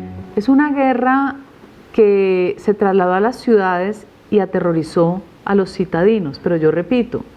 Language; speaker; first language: Spanish; native; Spanish